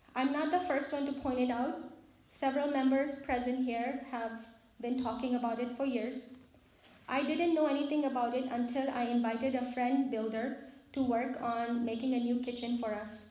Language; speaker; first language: English; non-native, local second language; Urdu